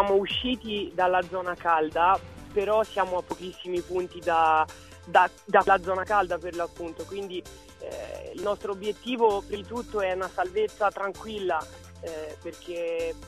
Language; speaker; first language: Italian; early bilingual, other home language; French